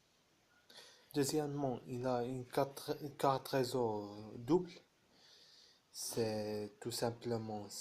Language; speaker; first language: French; non-native, fluent; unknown